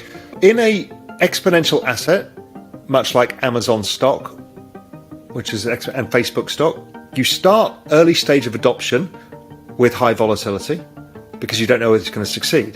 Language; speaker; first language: English; native; English